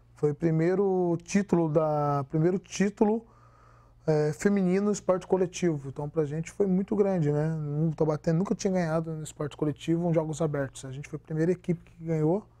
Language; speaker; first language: Portuguese; native; Portuguese